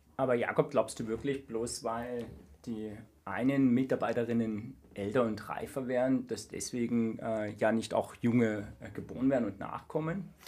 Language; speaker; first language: German; native; German